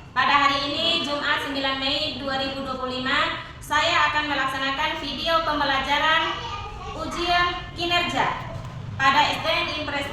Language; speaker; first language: Indonesian; native; Indonesian